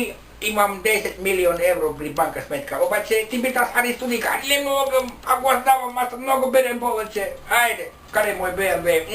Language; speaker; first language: Bulgarian; non-native, learner; Finnish